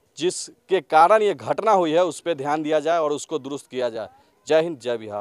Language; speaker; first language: Hindi; native; Hindi